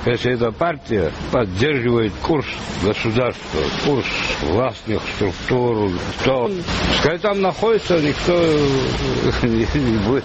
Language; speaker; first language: Russian; non-native, local second language; Abkhazian